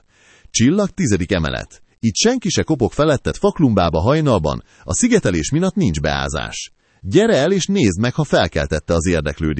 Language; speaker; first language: Hungarian; native; Hungarian